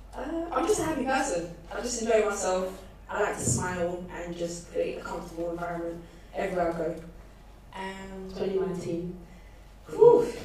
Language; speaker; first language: English; early bilingual, other home language; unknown